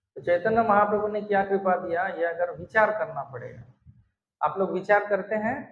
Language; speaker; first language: Hindi; non-native, local second language; Bangla